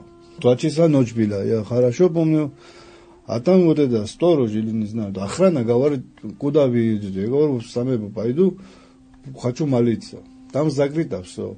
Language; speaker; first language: Russian; non-native, fluent; Georgian